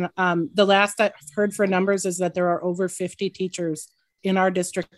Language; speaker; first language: English; native; English